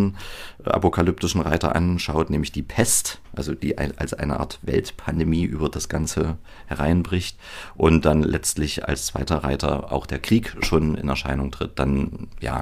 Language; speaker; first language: German; native; German